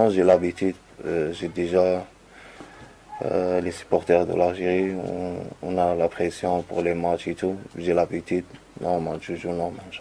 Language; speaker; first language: French; non-native, learner; Arabic